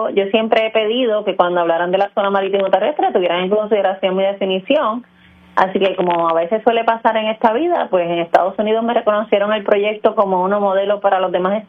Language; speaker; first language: Spanish; native; Spanish